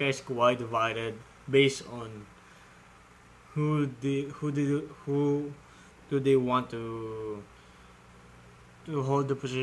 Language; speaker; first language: English; non-native, local second language; Filipino